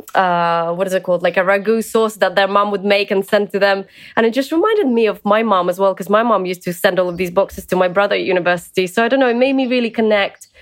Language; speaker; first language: English; early bilingual, other home language; Ukrainian